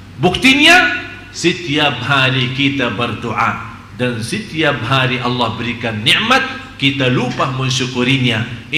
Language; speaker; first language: Indonesian; non-native, fluent; Arabic